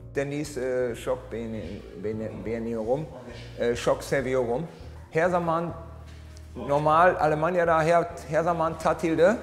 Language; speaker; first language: Turkish; non-native, learner; German